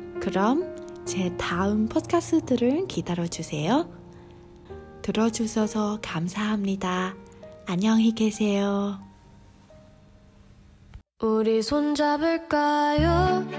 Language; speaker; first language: Korean; non-native, learner; Vietnamese